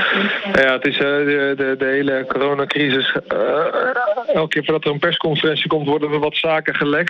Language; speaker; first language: Dutch; native; Dutch